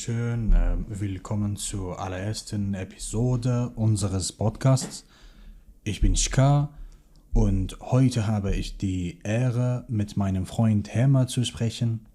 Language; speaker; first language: German; non-native, fluent; Kurdish